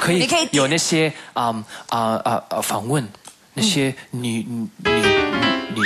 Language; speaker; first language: Chinese; early bilingual, heritage; Chinese